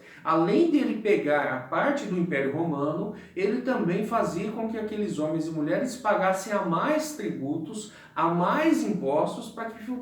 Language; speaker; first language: Portuguese; native; Portuguese